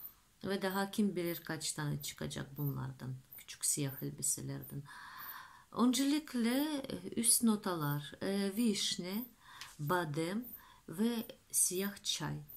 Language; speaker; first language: Turkish; non-native, fluent; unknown